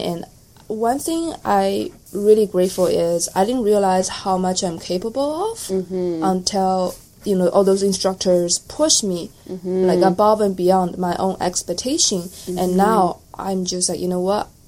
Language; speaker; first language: English; non-native, fluent; Chinese